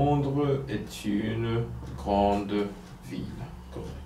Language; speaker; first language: French; non-native, fluent; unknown